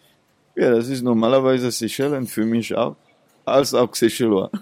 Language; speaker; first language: German; non-native, fluent; Seselwa Creole French